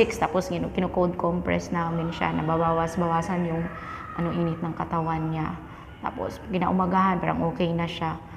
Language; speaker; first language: Filipino; non-native, local second language; Cebuano